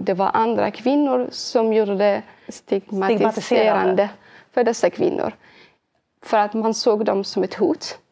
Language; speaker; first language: Swedish; early bilingual, other home language; Arabic